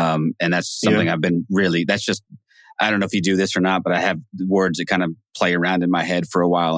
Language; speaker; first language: English; native; English